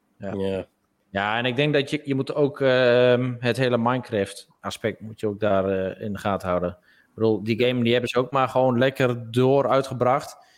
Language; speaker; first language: Dutch; native; Dutch